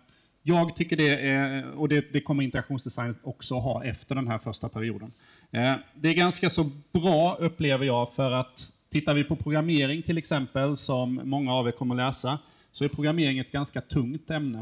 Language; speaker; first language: Swedish; native; Swedish